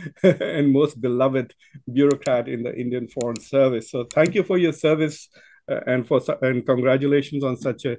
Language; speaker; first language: English; non-native, local second language; Urdu